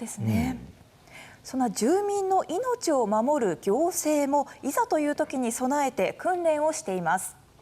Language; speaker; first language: Japanese; native; Japanese